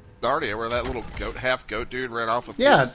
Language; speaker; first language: English; native; English